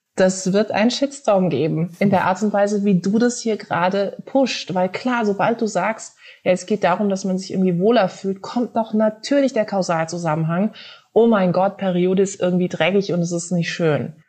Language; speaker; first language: German; native; German